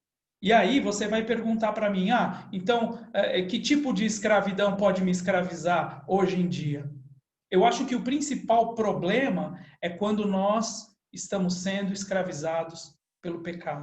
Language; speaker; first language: Portuguese; native; Portuguese